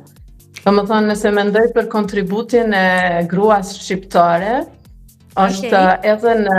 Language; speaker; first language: Albanian; early bilingual, heritage; Albanian